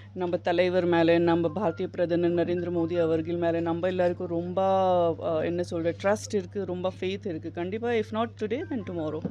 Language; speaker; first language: Tamil; non-native, fluent; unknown